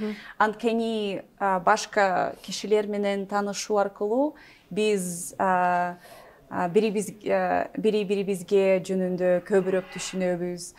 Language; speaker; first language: Kyrgyz; non-native, learner; English